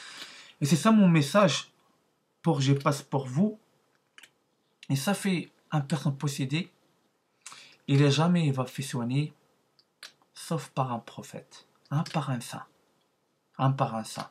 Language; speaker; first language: French; non-native, learner; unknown